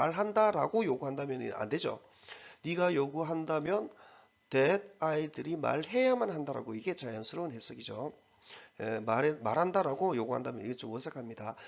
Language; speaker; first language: Korean; native; Korean